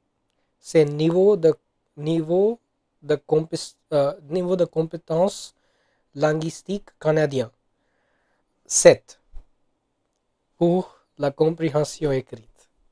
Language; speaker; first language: French; non-native, learner; Gujarati